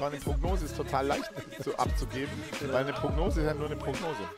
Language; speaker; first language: German; native; German